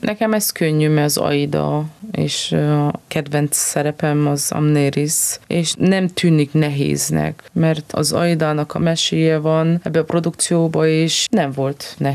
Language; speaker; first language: Hungarian; non-native, fluent; Romanian